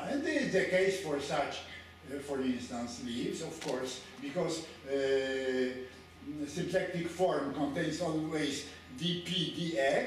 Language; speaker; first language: English; non-native, fluent; Polish